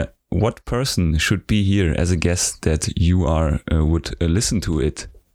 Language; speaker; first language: English; non-native, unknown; German